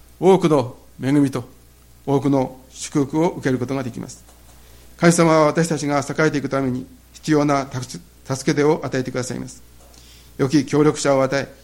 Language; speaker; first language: Japanese; native; Japanese